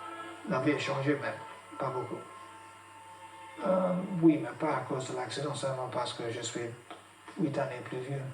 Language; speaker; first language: French; non-native, fluent; English